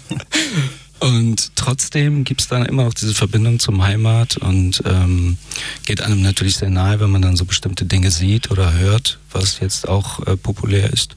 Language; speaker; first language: German; early bilingual, other home language; Persian